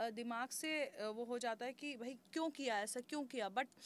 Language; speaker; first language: Hindi; native; Hindi